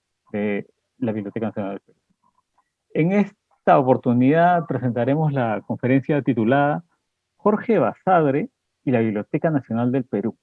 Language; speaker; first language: Spanish; native; Spanish